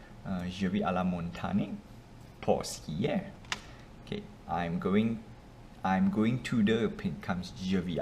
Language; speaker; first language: French; non-native, learner; English